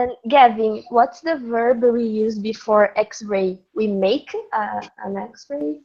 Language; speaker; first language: English; non-native, learner; Portuguese